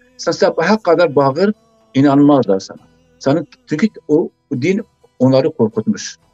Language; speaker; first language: Turkish; non-native, local second language; Zaza